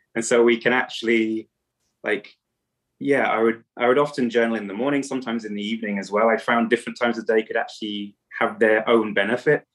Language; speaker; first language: English; native; English